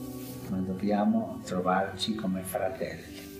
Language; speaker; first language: Italian; non-native, fluent; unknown